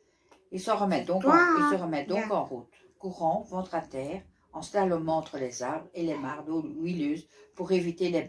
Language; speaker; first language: French; native; French